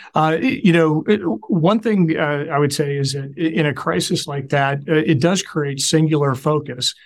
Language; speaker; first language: English; native; English